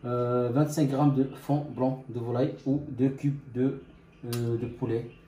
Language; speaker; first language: French; non-native, local second language; Arabic